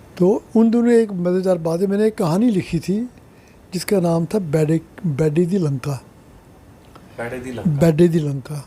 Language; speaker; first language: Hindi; non-native, local second language; Punjabi